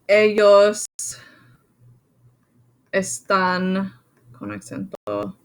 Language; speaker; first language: Spanish; non-native, fluent; English